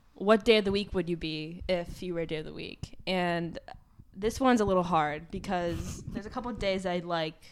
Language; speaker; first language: English; native; English